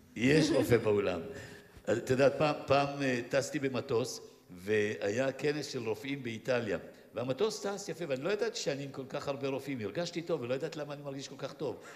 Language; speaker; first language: Hebrew; native; Hebrew